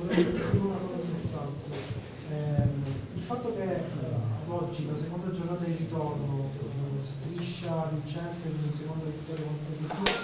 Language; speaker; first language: Italian; native; Italian